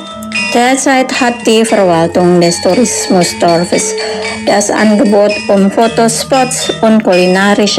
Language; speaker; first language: German; non-native, learner; Indonesian